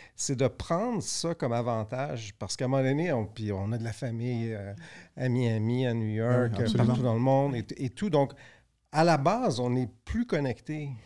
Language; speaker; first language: French; native; French